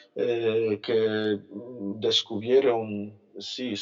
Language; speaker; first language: Spanish; non-native, fluent; Polish